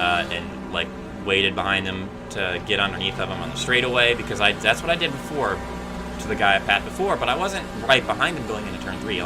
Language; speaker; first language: English; native; English